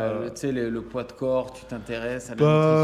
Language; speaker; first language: French; native; French